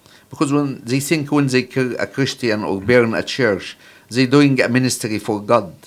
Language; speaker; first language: English; non-native, fluent; Arabic